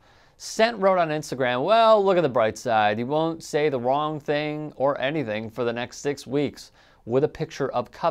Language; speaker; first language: English; native; English